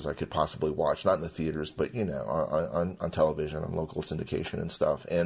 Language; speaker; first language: English; non-native, local second language; Chinese